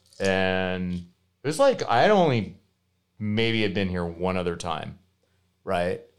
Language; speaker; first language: English; native; English